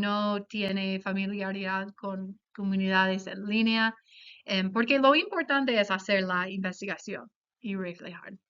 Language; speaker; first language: Spanish; non-native, fluent; English